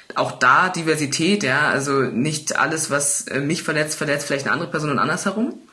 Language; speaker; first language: German; native; German